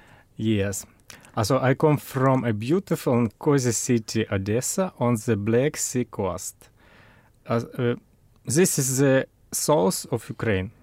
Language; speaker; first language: English; non-native, learner; Russian